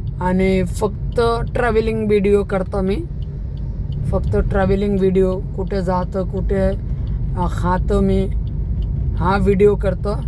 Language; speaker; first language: Marathi; non-native, local second language; Hindi